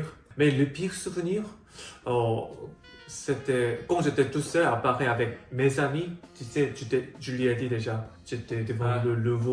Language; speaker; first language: French; non-native, fluent; Korean